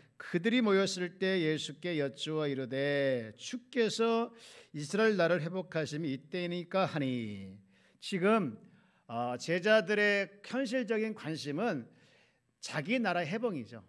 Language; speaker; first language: Korean; native; Korean